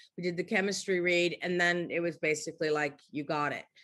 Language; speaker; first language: English; native; English